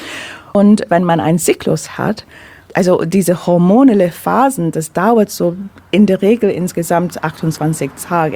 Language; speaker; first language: German; non-native, fluent; English